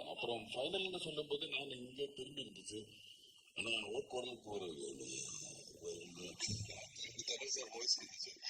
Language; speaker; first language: Tamil; non-native, learner; Malayalam